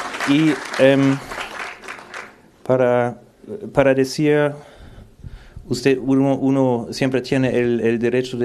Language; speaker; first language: Spanish; non-native, fluent; German